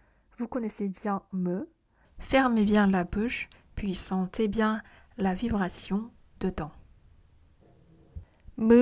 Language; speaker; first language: French; non-native, fluent; Korean